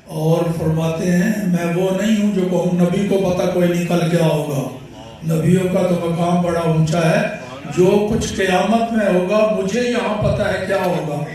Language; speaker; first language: Urdu; non-native, local second language; Punjabi